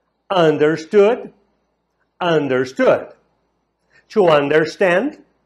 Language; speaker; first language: English; non-native, fluent; Portuguese